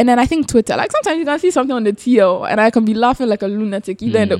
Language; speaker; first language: English; non-native, local second language; Akan